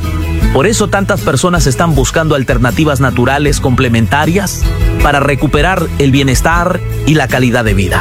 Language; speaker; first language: Spanish; native; Spanish